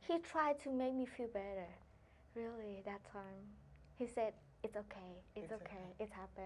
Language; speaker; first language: English; non-native, learner; Thai